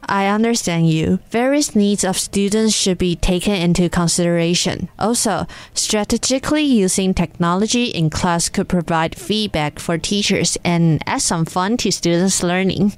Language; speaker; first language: English; non-native, fluent; Chinese